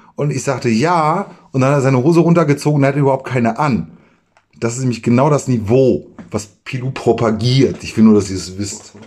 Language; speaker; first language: German; native; German